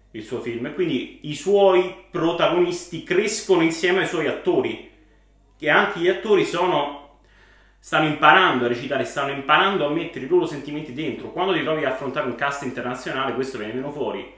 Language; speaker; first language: Italian; native; Italian